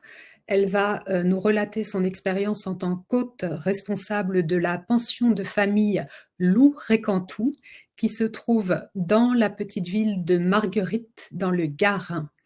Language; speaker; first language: French; native; French